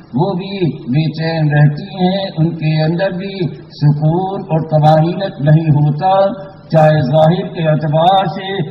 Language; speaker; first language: Urdu; native; Urdu